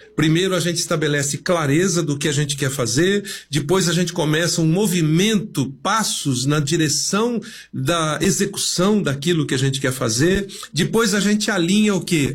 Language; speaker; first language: Portuguese; native; Portuguese